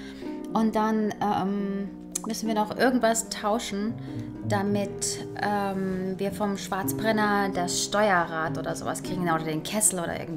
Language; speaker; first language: German; native; German